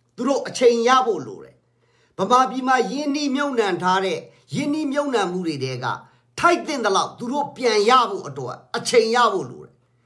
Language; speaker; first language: Burmese; non-native, local second language; Kachin